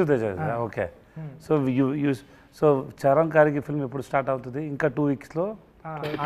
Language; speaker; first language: Telugu; non-native, learner; Tamil